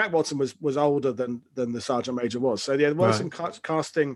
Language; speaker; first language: English; native; English